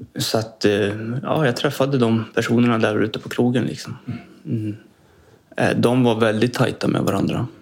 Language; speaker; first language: Swedish; native; Swedish